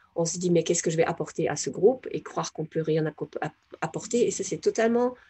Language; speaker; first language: French; non-native, fluent; German